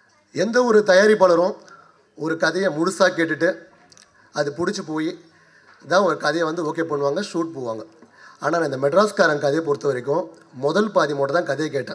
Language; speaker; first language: Tamil; native; Tamil